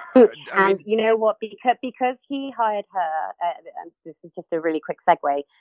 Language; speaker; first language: English; native; English